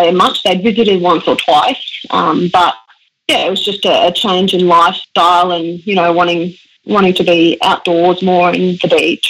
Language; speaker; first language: English; early bilingual, other home language; German